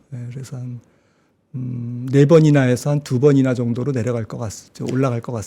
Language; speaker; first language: Korean; native; Korean